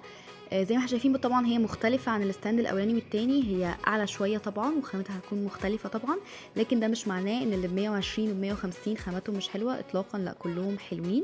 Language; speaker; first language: Arabic; native; Arabic